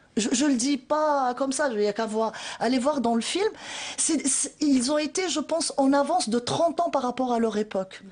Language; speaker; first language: French; non-native, local second language; Arabic